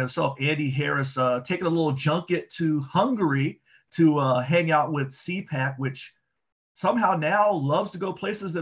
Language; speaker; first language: English; native; English